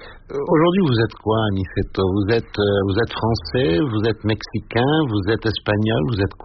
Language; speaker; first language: French; native; French